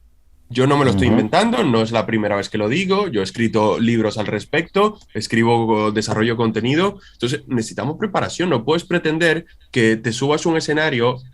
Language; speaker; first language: Spanish; native; Spanish